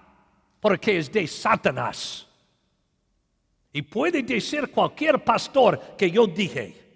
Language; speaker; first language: Spanish; non-native, learner; English